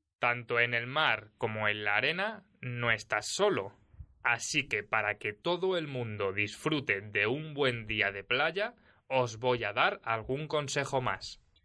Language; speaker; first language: Spanish; native; Spanish